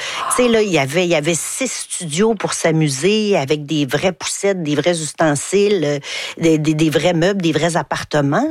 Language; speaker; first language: French; native; French